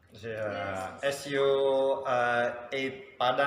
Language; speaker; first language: English; non-native, fluent; Sundanese